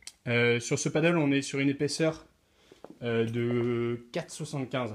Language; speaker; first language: French; native; French